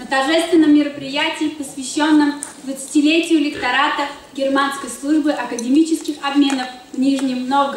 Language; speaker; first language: Russian; native; Russian